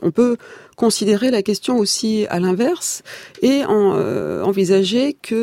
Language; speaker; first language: French; native; French